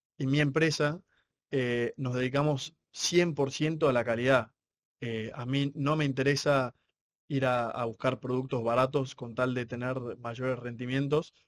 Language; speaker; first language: Spanish; native; Spanish